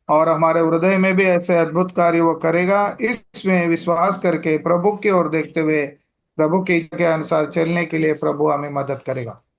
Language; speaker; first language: Hindi; non-native, local second language; Telugu